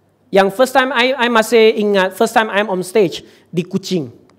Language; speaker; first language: English; non-native, local second language; Chinese